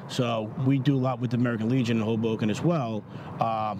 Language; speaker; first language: English; native; English